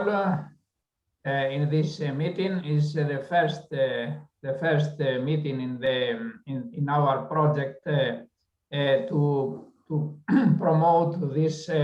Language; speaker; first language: English; non-native, learner; Greek